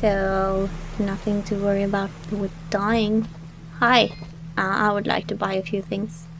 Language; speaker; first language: English; non-native, fluent; Norwegian